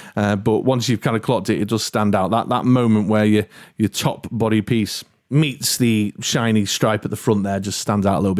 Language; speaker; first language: English; native; English